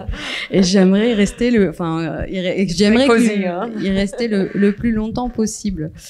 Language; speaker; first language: French; native; French